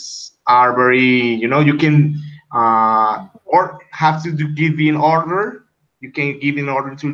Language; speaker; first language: English; non-native, learner; Spanish